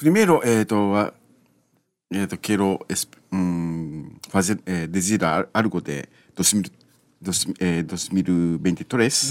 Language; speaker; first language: Portuguese; non-native, learner; Japanese